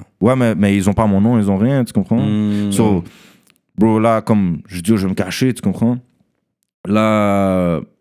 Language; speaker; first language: French; early bilingual, other home language; Russian